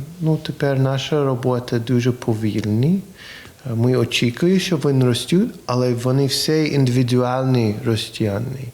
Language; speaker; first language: Ukrainian; non-native, learner; English